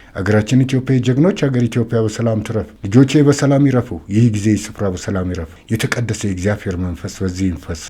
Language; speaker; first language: Amharic; native; Amharic